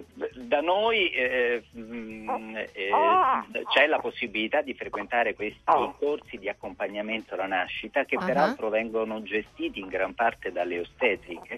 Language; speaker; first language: Italian; native; Italian